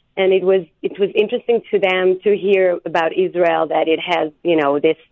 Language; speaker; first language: English; non-native, fluent; Hebrew